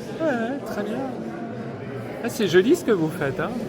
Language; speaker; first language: French; native; French